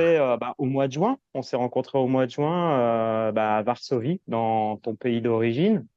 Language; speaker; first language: French; native; French